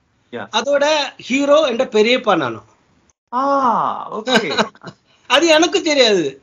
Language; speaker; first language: Tamil; early bilingual, heritage; Tamil